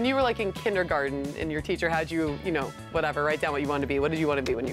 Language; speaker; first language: English; native; English